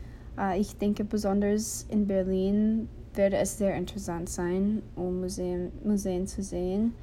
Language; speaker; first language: German; non-native, learner; English